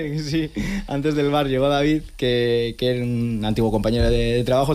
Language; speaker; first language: Spanish; native; Spanish